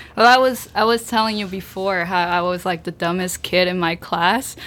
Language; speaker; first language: English; early bilingual, other home language; Korean